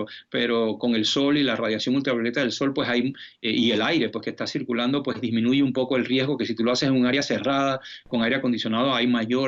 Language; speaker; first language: Spanish; native; Spanish